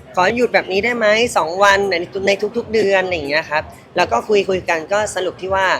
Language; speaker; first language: Thai; native; Thai